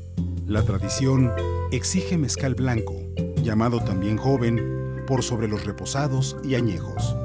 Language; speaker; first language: Spanish; native; Spanish